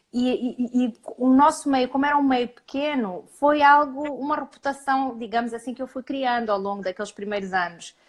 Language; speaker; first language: Portuguese; early bilingual, heritage; Portuguese